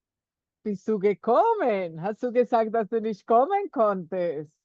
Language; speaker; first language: German; non-native, fluent; Spanish